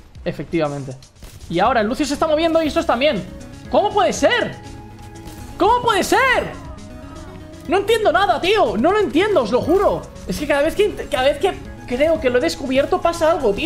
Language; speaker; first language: Spanish; native; Spanish